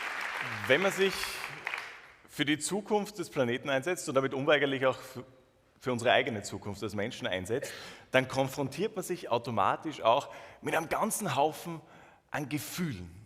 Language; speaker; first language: German; native; German